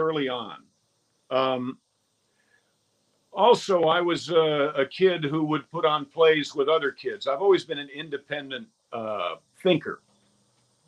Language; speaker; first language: English; native; English